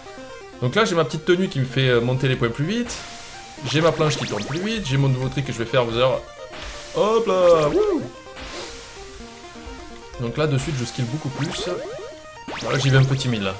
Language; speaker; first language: French; native; French